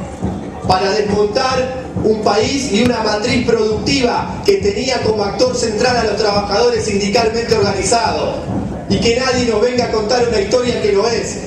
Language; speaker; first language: Spanish; native; Spanish